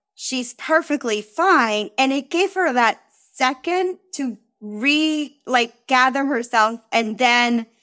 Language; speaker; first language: English; early bilingual, other home language; Spanish